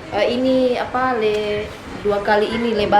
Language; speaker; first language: Indonesian; native; Indonesian